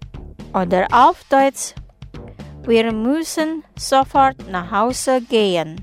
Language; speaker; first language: German; non-native, fluent; Indonesian